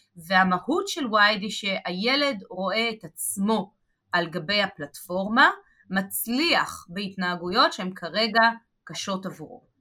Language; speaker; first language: Hebrew; native; Hebrew